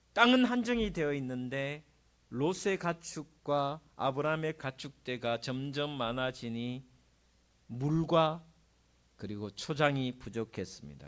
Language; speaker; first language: Korean; native; Korean